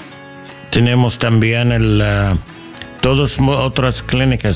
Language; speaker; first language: Spanish; non-native, learner; English